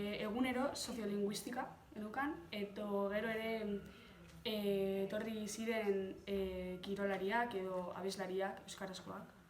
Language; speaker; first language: Basque; non-native, local second language; Spanish